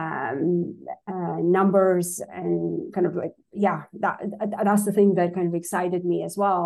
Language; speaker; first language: English; non-native, fluent; Russian